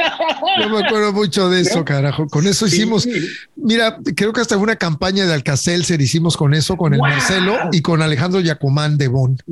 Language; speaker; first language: Spanish; native; Spanish